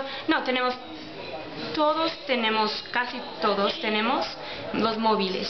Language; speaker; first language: Spanish; non-native, learner; English